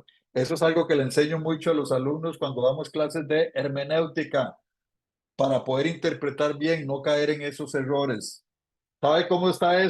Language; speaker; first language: Spanish; native; Spanish